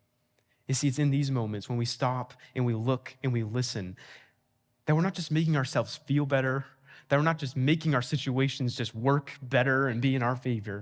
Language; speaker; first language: English; native; English